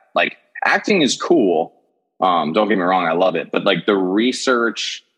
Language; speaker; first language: English; native; English